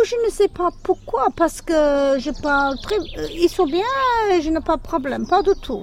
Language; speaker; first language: French; non-native, learner; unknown